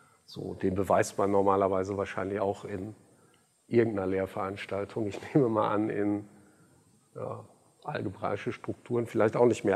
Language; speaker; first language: German; native; German